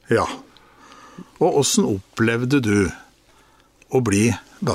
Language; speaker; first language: Norwegian; native; Norwegian